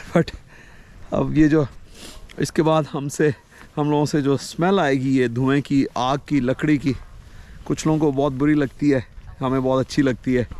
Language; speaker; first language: Urdu; non-native, local second language; Punjabi